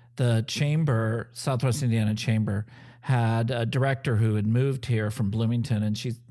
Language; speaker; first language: English; native; English